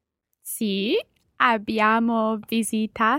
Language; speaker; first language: Italian; non-native, learner; English